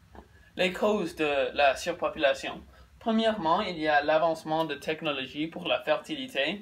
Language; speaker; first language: French; non-native, learner; English